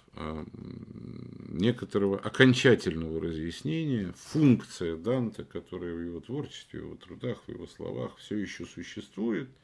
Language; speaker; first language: Russian; native; Russian